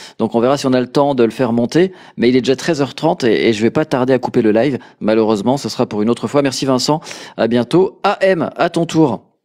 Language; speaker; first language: French; native; French